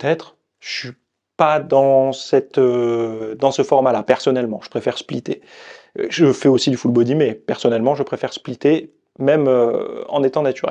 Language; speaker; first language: French; native; French